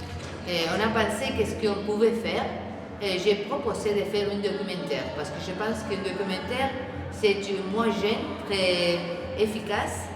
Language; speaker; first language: French; non-native, learner; Spanish